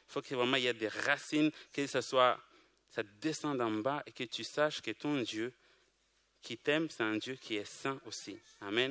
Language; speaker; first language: French; non-native, local second language; Kinyarwanda